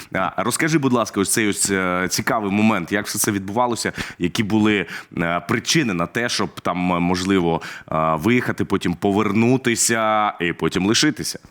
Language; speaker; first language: Ukrainian; native; Ukrainian